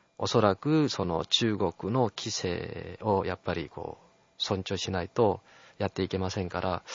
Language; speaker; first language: Japanese; non-native, fluent; Chinese